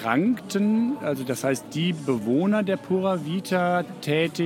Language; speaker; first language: German; native; German